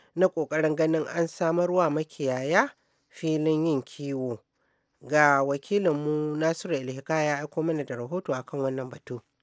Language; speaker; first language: Hausa; native; Hausa